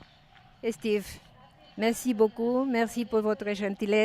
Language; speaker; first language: French; non-native, learner; Spanish